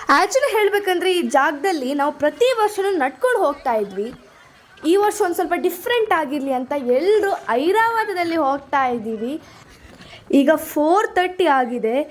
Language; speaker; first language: Kannada; non-native, local second language; Tulu